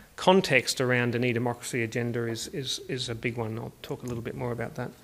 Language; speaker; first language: English; native; English